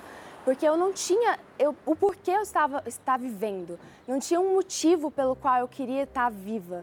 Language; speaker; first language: Portuguese; early bilingual, other home language; Chinese